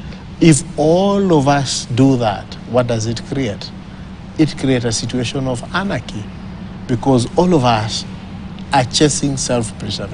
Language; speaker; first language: English; non-native, local second language; Swahili